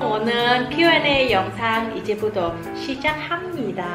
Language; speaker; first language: Korean; non-native, learner; Vietnamese